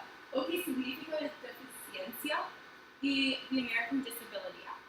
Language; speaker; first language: Portuguese; non-native, fluent; English